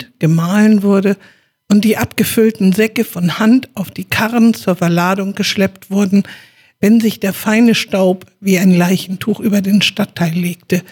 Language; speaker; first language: German; native; German